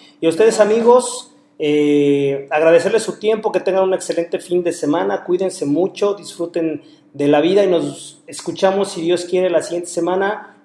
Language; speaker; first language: Spanish; native; Spanish